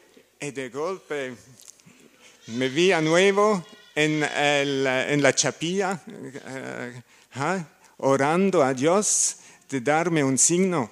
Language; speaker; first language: Spanish; non-native, learner; German